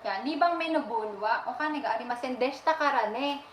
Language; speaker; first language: Japanese; non-native, fluent; Filipino